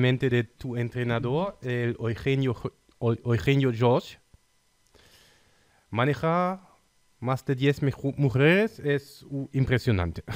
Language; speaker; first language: Spanish; non-native, fluent; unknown